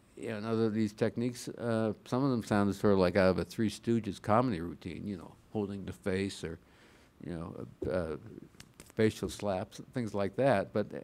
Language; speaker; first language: English; native; English